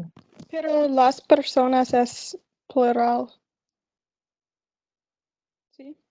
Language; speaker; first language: Spanish; non-native, learner; English